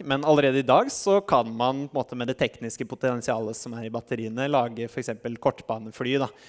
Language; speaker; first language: Norwegian; native; Norwegian